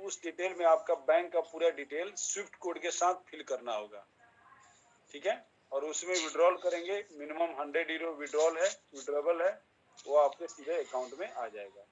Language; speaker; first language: Hindi; native; Hindi